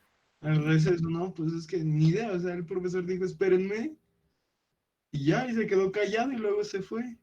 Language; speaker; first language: Spanish; native; Spanish